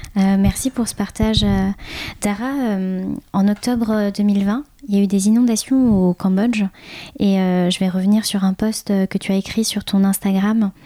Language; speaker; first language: French; early bilingual, other home language; Khmer